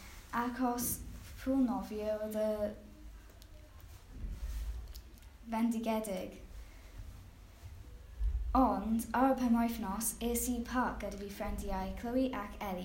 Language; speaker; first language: Welsh; non-native, learner; English